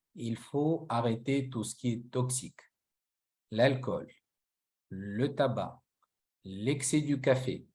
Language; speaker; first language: French; non-native, local second language; Arabic